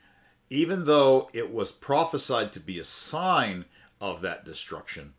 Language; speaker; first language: English; native; English